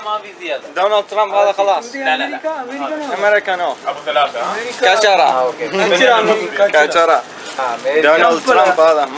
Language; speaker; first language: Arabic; non-native, learner; Urdu